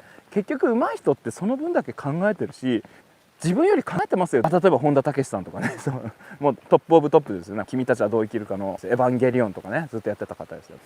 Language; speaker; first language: Japanese; native; Japanese